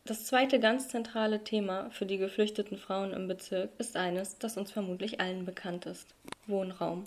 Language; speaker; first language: German; native; German